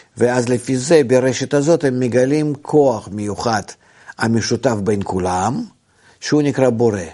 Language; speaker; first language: Hebrew; non-native, fluent; Russian